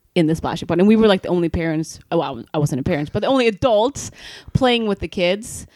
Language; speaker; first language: English; non-native, fluent; Swedish